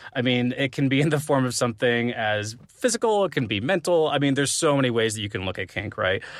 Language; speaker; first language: English; native; English